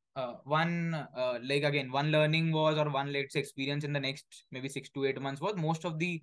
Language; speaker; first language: English; non-native, local second language; Hindi